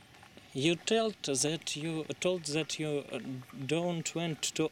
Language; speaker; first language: English; non-native, learner; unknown